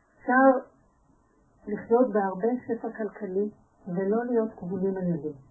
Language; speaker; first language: Hebrew; native; Hebrew